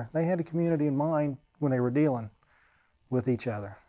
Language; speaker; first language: English; native; English